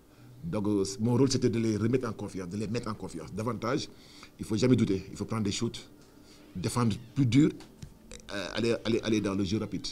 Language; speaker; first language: French; non-native, local second language; Wolof